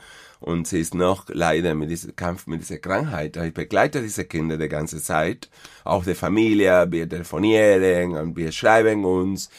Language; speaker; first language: German; non-native, fluent; Spanish